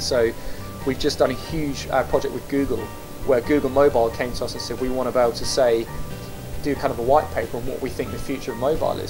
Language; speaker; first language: English; native; English